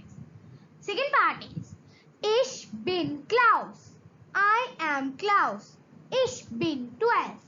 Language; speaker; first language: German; non-native, learner; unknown